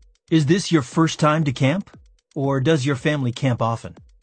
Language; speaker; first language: English; native; English